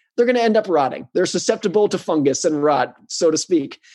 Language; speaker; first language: English; native; English